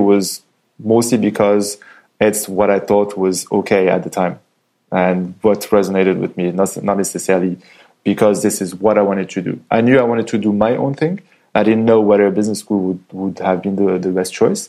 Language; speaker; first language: English; non-native, fluent; French